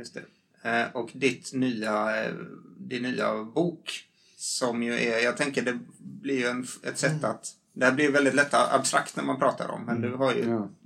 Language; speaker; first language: Swedish; native; Swedish